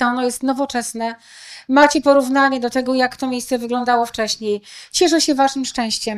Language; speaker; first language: Polish; native; Polish